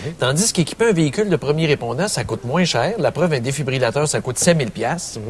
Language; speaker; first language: French; native; French